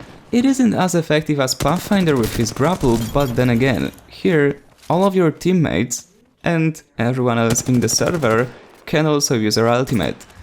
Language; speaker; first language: English; non-native, fluent; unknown